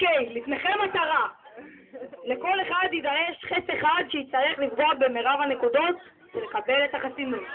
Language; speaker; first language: Hebrew; native; Hebrew